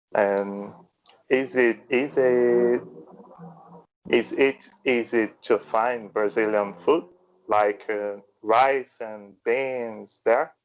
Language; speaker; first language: English; non-native, learner; Portuguese